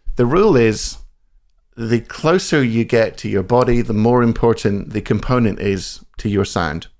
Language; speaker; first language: English; native; English